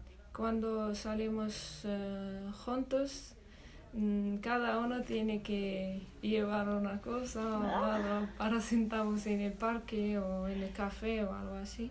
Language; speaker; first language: Spanish; non-native, learner; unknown